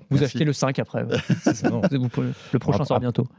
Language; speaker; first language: French; native; French